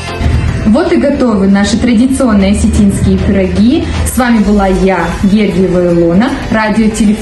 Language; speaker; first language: Russian; native; Russian